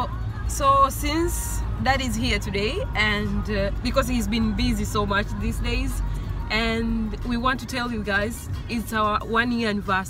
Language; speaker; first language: English; non-native, fluent; Swahili